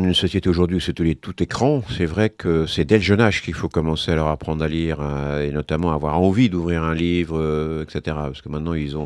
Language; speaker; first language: French; native; French